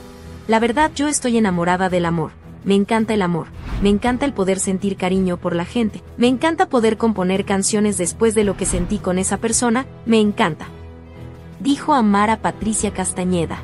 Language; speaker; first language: Spanish; native; Spanish